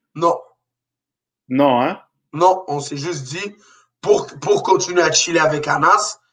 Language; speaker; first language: French; non-native, local second language; Arabic